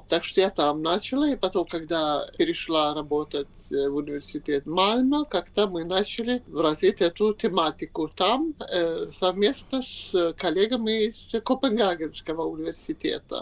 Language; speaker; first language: Russian; non-native, fluent; Swedish